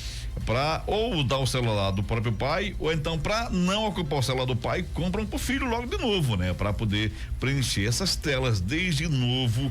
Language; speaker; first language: Portuguese; native; Portuguese